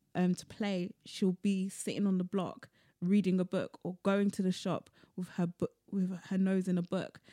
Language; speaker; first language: English; native; English